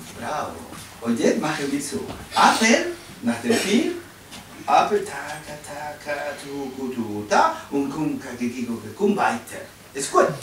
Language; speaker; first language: German; non-native, learner; Spanish